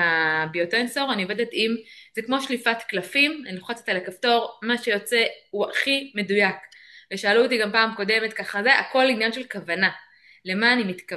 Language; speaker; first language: Hebrew; native; Hebrew